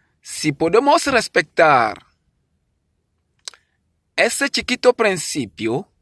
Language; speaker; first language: Spanish; non-native, learner; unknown